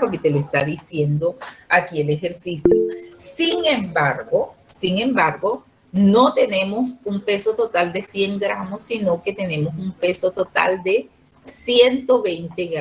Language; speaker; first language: Spanish; native; Spanish